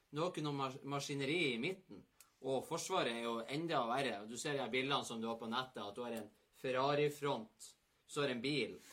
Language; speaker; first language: Norwegian; native; Norwegian